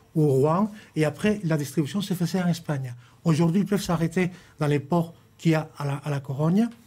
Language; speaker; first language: French; non-native, fluent; Spanish